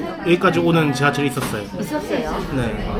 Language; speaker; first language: Korean; non-native, learner; Japanese